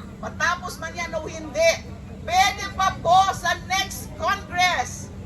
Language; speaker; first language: Filipino; native; Filipino